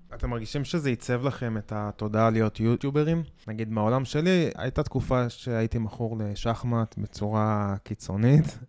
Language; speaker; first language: Hebrew; native; Hebrew